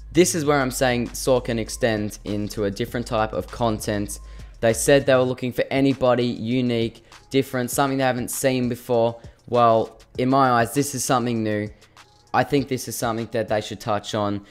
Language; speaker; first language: English; native; English